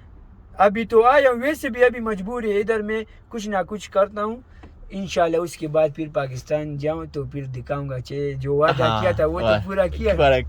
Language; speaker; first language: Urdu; non-native, local second language; Pashto